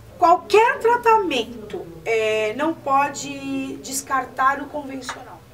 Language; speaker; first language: Portuguese; native; Portuguese